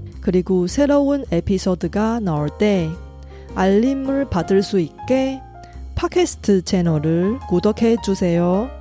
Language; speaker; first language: Korean; non-native, fluent; Chinese